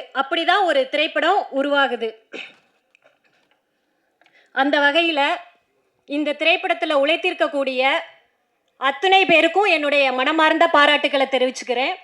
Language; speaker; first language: Tamil; native; Tamil